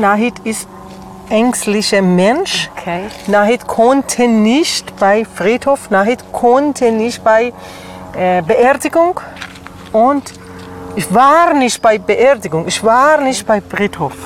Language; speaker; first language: German; non-native, learner; Persian